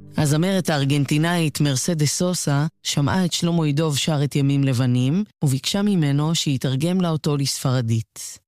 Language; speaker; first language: Hebrew; native; Hebrew